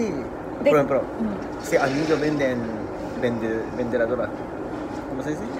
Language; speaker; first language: Spanish; non-native, learner; Japanese